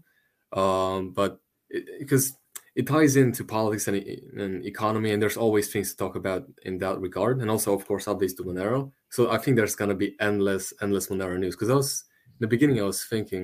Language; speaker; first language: English; non-native, fluent; Romanian